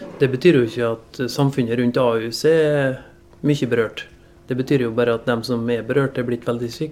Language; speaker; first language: Norwegian; native; Norwegian